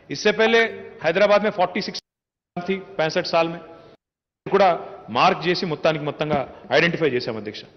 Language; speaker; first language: Hindi; non-native, local second language; Telugu